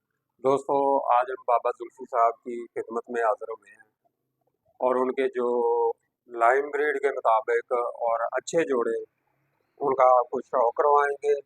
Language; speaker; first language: Hindi; non-native, local second language; Punjabi